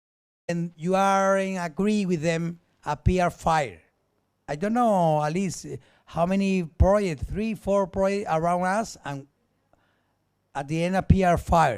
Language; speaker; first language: English; non-native, learner; Spanish